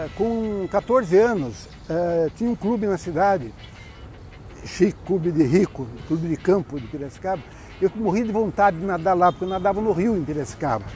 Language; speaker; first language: Portuguese; native; Portuguese